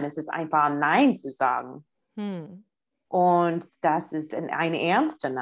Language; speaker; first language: German; non-native, fluent; English